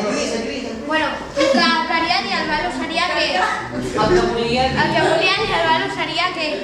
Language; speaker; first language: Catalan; non-native, local second language; Spanish